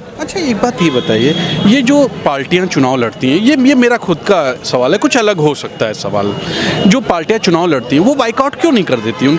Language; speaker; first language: Hindi; native; Hindi